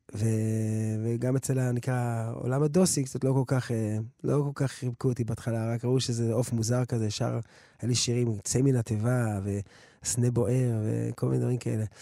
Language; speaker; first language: Hebrew; early bilingual, other home language; English